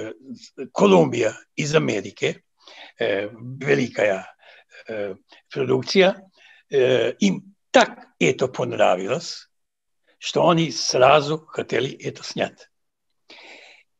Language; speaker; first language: Russian; non-native, fluent; Serbian